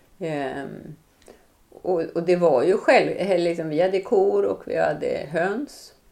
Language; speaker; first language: Swedish; native; Swedish